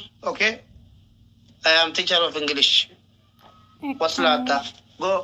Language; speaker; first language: English; non-native, learner; Oromo